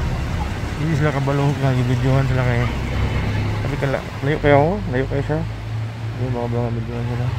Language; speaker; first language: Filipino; non-native, local second language; Cebuano